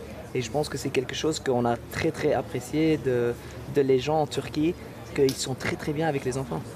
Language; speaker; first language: French; non-native, local second language; Dutch